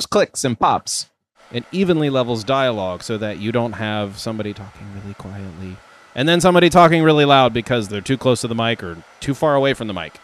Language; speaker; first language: English; native; English